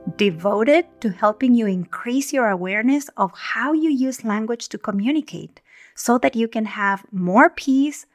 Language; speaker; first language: English; non-native, fluent; Spanish